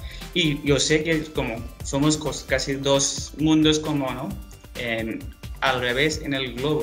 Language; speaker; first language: Spanish; non-native, fluent; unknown